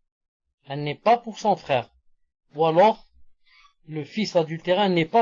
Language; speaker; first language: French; non-native, local second language; Arabic